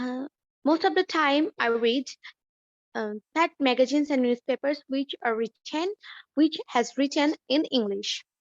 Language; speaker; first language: English; non-native, learner; Bangla